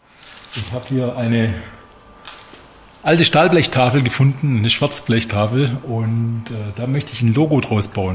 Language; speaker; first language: German; native; German